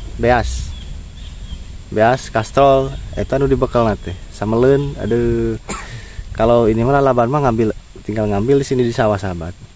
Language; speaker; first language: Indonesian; non-native, local second language; Sundanese